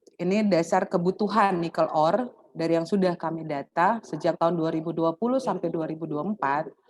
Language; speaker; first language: Indonesian; native; Indonesian